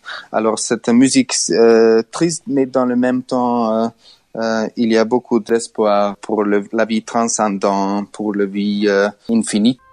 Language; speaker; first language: French; non-native, learner; Hungarian